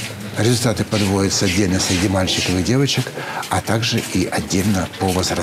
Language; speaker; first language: Russian; native; Russian